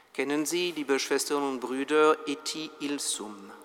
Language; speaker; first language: German; non-native, fluent; French